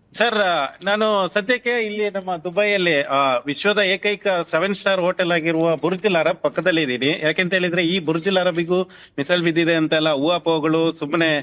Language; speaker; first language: Kannada; native; Kannada